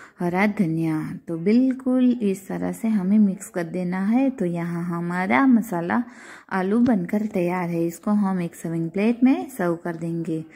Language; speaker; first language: Hindi; non-native, local second language; Gujarati